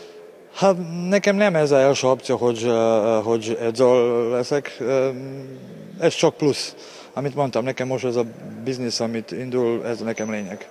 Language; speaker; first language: Hungarian; non-native, learner; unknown